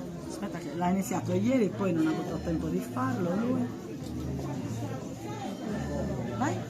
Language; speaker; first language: Italian; native; Italian